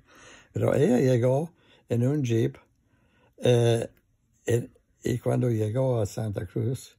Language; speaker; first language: Spanish; non-native, learner; English